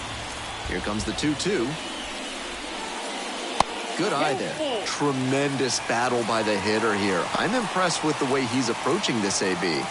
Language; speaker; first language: English; native; English